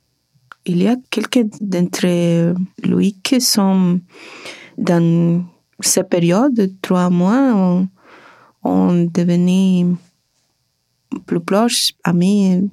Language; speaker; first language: French; non-native, learner; Spanish